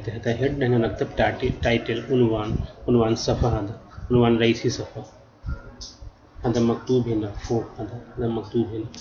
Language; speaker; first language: Arabic; non-native, learner; Urdu